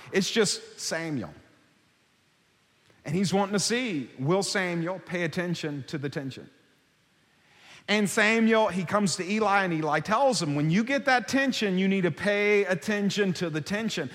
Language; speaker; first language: English; native; English